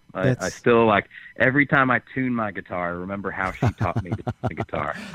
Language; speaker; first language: English; native; English